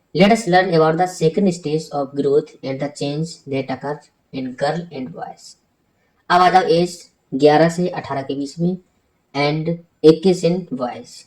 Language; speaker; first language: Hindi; native; Hindi